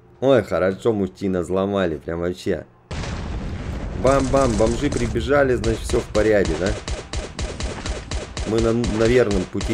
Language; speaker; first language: Russian; native; Russian